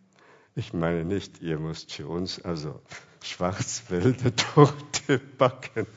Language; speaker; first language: German; non-native, fluent; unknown